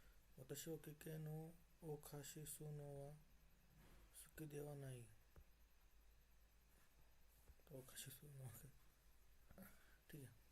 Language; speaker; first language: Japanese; non-native, learner; Marathi